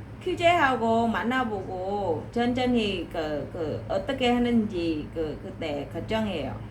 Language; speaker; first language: Korean; non-native, learner; Vietnamese